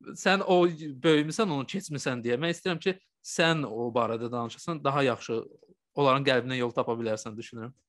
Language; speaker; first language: Azerbaijani; native; Azerbaijani